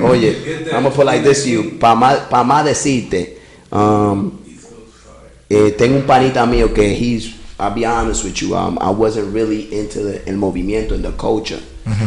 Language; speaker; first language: English; early bilingual, other home language; Spanish